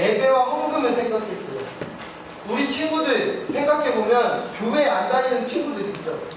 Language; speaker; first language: Korean; native; Korean